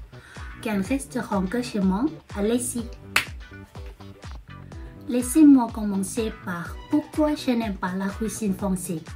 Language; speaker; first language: French; non-native, learner; Thai